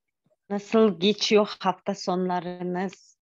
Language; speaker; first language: Turkish; non-native, fluent; Kyrgyz